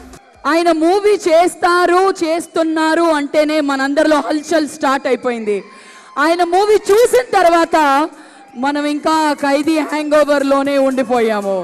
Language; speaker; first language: Telugu; native; Telugu